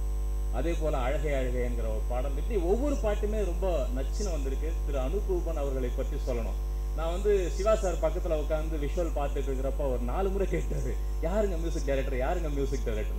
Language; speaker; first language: Tamil; native; Tamil